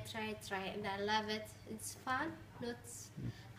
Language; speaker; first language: English; non-native, learner; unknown